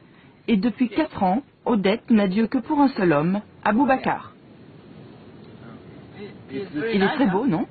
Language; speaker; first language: French; native; French